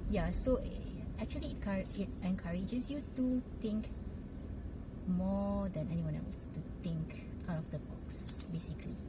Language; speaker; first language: English; non-native, local second language; Malay